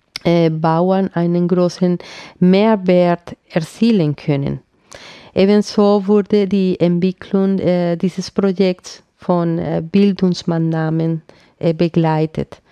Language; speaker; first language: German; non-native, fluent; Spanish